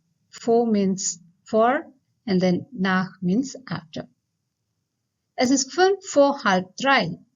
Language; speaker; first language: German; non-native, fluent; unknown